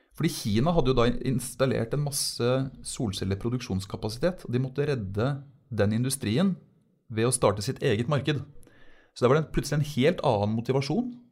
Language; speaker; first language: Norwegian; native; Norwegian